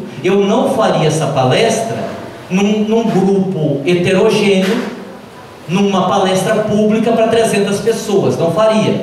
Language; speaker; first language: Portuguese; native; Portuguese